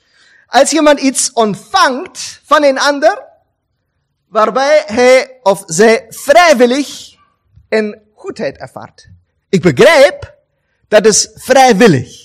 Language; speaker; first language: Dutch; non-native, fluent; German